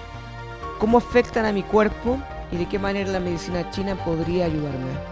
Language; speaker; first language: Spanish; native; Spanish